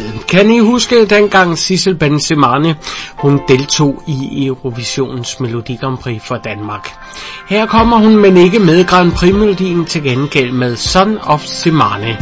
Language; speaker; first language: Danish; native; Danish